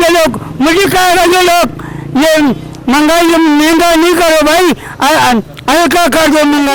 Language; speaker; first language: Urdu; non-native, local second language; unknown